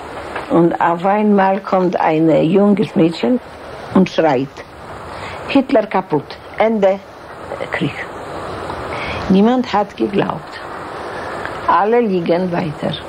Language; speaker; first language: German; non-native, fluent; Polish